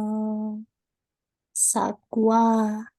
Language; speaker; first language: Korean; non-native, learner; Indonesian